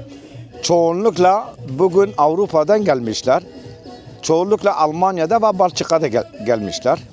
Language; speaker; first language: Turkish; non-native, local second language; Kurdish